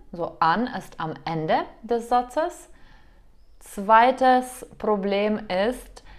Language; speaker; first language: German; non-native, fluent; Czech